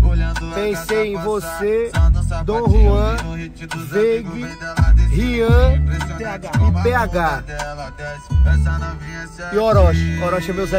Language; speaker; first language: Portuguese; native; Portuguese